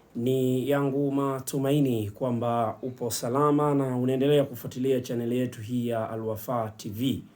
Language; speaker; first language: Swahili; native; Swahili